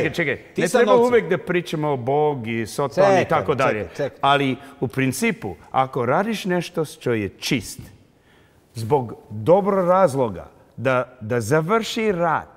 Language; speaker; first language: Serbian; early bilingual, heritage; English